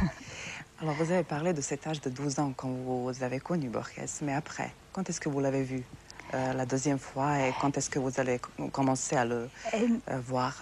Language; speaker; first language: French; non-native, fluent; Serbian